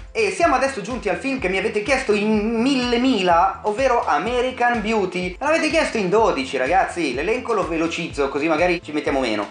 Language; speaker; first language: Italian; native; Italian